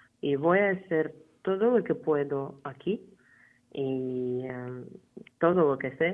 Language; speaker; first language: Spanish; non-native, fluent; Ukrainian